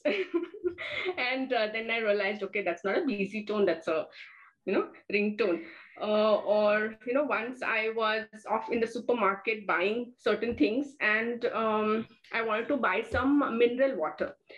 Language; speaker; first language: English; non-native, local second language; Marathi